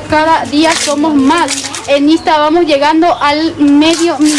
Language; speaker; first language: Spanish; native; Spanish